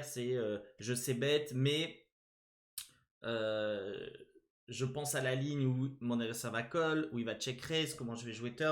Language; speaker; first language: French; native; French